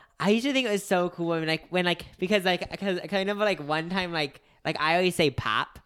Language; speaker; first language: English; native; English